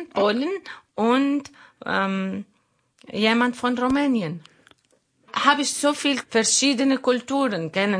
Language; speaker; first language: German; non-native, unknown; Arabic